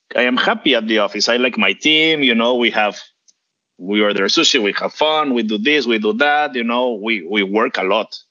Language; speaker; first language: English; non-native, fluent; Spanish